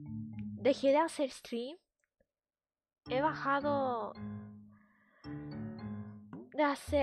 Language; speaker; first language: Spanish; non-native, fluent; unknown